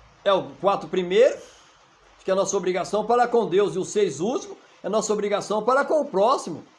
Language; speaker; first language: Portuguese; native; Portuguese